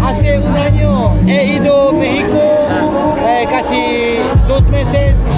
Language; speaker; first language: Spanish; non-native, learner; Korean